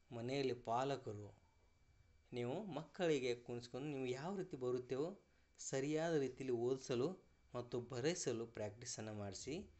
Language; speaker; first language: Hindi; non-native, local second language; Kannada